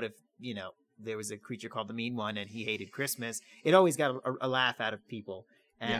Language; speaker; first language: English; native; English